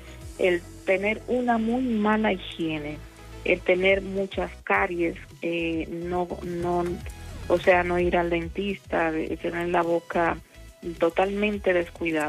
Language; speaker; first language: Spanish; native; Spanish